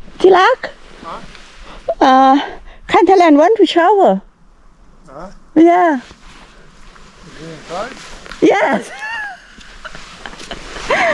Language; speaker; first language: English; non-native, learner; Thai